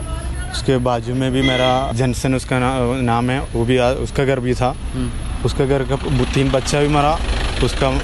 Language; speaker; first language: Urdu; non-native, local second language; Malayalam